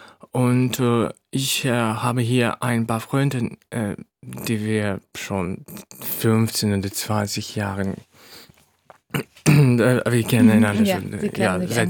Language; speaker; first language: German; non-native, fluent; Russian